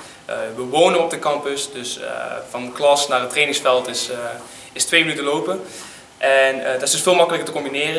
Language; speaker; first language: Dutch; native; Dutch